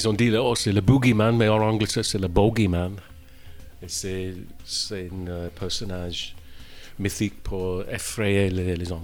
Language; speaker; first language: French; non-native, learner; English